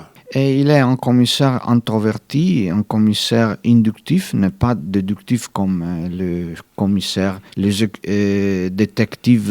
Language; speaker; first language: French; non-native, fluent; Italian